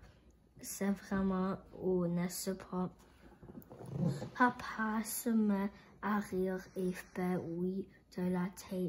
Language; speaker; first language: French; non-native, learner; English